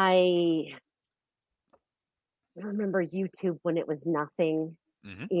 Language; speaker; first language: English; native; English